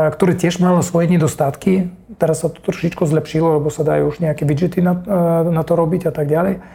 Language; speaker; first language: Slovak; non-native, fluent; Russian